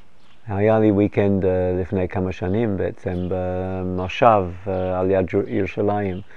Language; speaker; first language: Hebrew; non-native, fluent; English